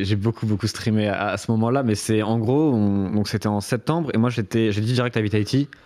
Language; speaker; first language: French; native; French